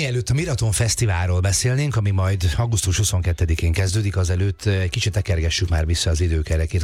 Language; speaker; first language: Hungarian; native; Hungarian